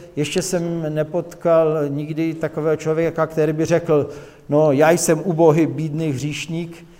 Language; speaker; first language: Czech; non-native, local second language; Polish